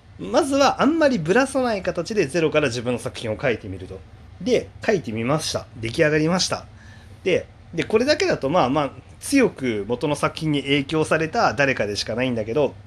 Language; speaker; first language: Japanese; native; Japanese